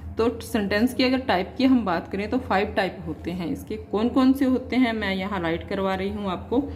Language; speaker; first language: Hindi; native; Hindi